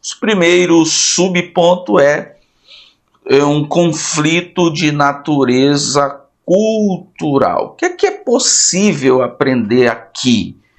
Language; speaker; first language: Portuguese; native; Portuguese